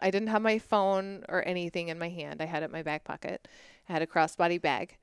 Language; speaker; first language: English; native; English